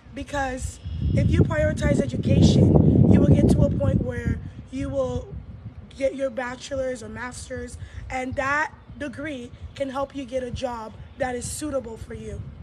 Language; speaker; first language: English; early bilingual, other home language; Lingala